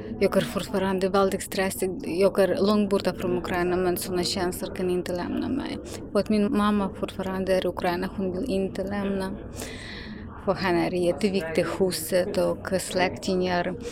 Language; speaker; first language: Swedish; non-native, learner; Ukrainian